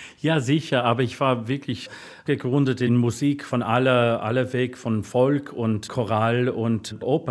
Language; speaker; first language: German; non-native, fluent; English